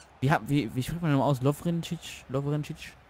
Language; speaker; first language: German; native; German